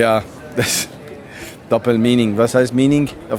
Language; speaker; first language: German; non-native, fluent; Italian